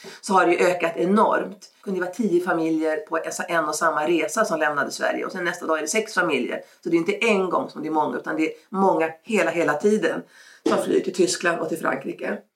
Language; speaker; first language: Swedish; native; Swedish